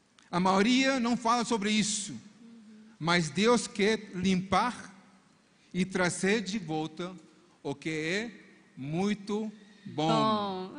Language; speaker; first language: Portuguese; non-native, fluent; Spanish